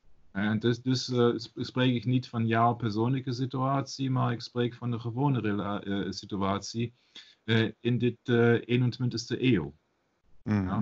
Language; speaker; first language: Dutch; non-native, learner; German